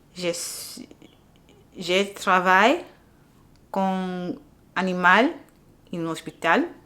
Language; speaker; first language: French; non-native, learner; English